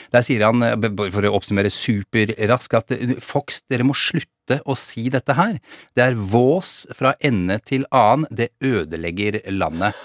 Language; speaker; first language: Norwegian; native; Norwegian